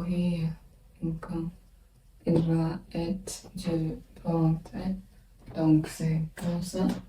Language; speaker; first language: French; non-native, learner; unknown